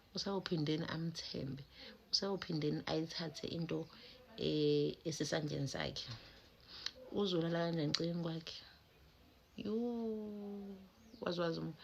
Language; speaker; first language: Zulu; native; Zulu